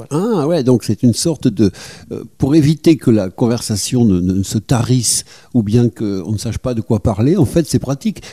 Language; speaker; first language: French; native; French